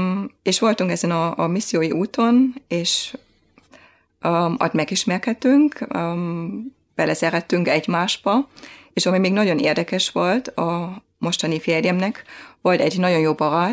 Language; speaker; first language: Hungarian; non-native, fluent; German